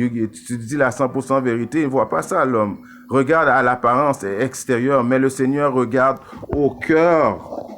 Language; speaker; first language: French; native; French